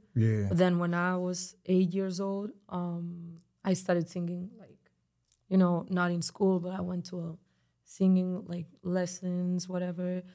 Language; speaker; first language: English; non-native, fluent; Spanish